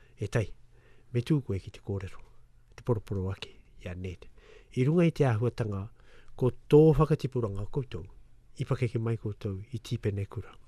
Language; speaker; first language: Māori; native; Māori